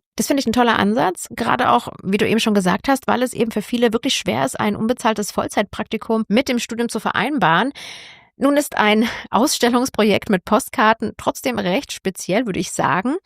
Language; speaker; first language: German; native; German